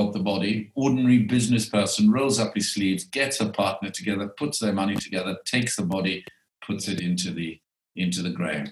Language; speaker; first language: English; native; English